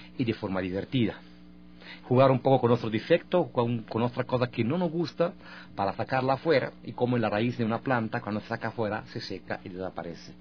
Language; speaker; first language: Spanish; non-native, fluent; Italian